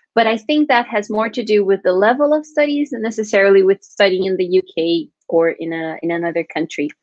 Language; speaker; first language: English; non-native, fluent; Portuguese